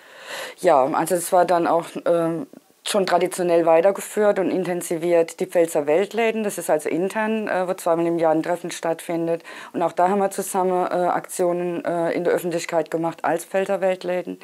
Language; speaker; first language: German; native; German